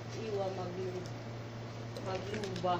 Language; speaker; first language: Arabic; non-native, learner; Filipino